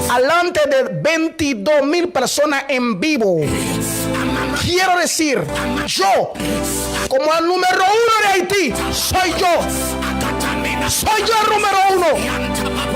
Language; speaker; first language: Spanish; non-native, learner; Haitian Creole